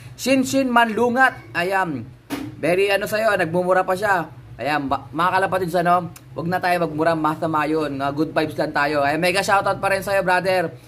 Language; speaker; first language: Filipino; native; Filipino